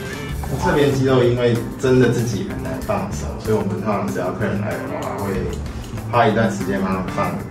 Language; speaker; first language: Chinese; native; Chinese